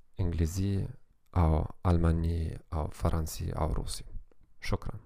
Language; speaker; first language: Arabic; non-native, learner; German